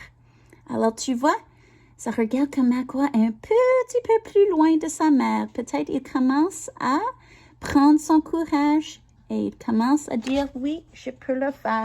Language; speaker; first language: French; non-native, learner; English